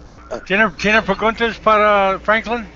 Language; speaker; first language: Spanish; non-native, learner; English